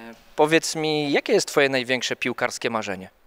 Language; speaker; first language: Polish; native; Polish